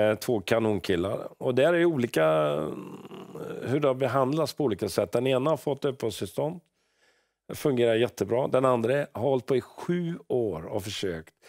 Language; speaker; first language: Swedish; native; Swedish